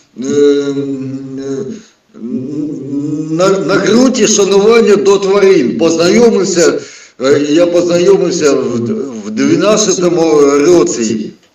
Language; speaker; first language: Ukrainian; early bilingual, heritage; Russian